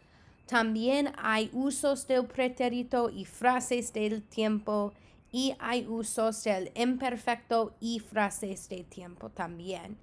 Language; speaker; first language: Spanish; non-native, fluent; English